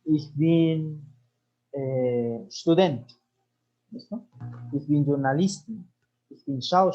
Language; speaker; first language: German; non-native, fluent; Spanish